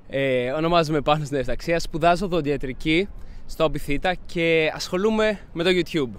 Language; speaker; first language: Greek; native; Greek